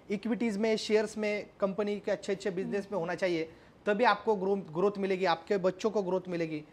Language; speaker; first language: Hindi; non-native, local second language; Marathi